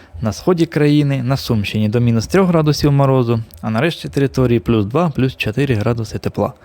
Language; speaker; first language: Ukrainian; native; Ukrainian